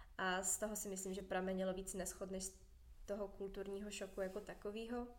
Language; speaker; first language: Czech; native; Czech